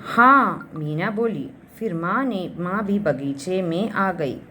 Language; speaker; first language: Hindi; non-native, local second language; Malayalam